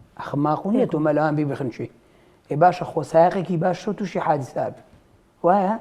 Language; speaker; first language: Central Kurdish; native; Central Kurdish